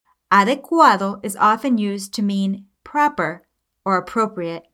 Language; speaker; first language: English; native; English